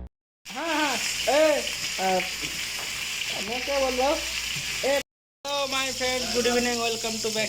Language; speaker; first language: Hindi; non-native, local second language; Bangla